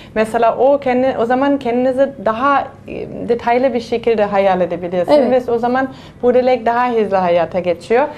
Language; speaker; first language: Turkish; non-native, fluent; German